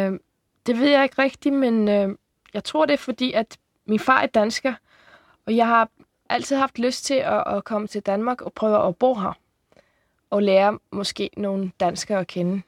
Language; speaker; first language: Danish; early bilingual, heritage; Icelandic